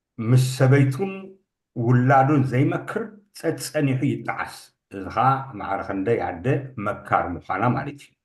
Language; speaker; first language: Tigrinya; native; Tigrinya